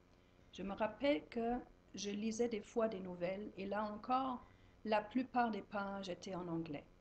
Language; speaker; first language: French; non-native, fluent; German